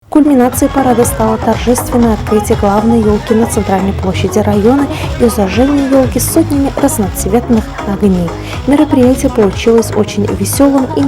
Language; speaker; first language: Russian; native; Russian